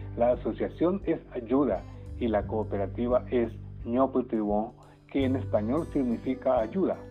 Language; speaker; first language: Spanish; non-native, local second language; Guarani